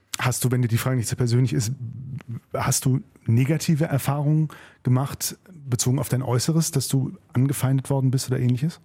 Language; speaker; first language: German; native; German